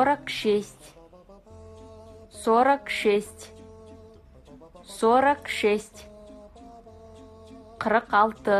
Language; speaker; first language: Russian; non-native, fluent; Kazakh